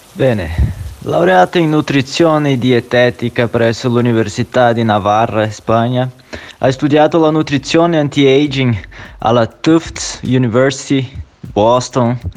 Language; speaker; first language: Italian; non-native, fluent; Portuguese